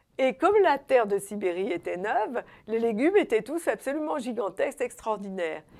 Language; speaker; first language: French; native; French